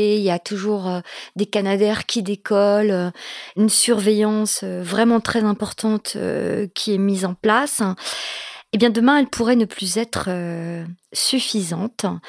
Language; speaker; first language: French; native; French